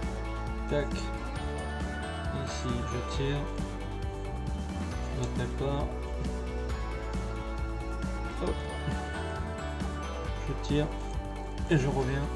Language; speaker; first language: French; native; French